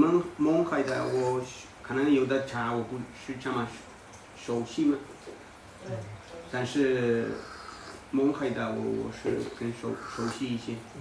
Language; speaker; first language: Chinese; non-native, fluent; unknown